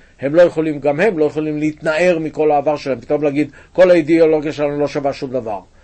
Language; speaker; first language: Hebrew; native; Hebrew